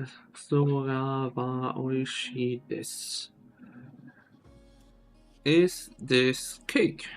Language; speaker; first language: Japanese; non-native, learner; Swiss German